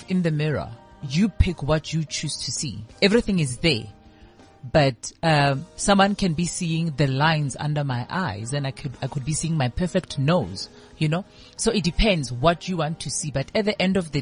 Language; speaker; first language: English; non-native, local second language; Northern Sotho